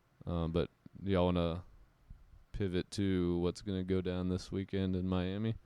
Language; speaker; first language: English; native; English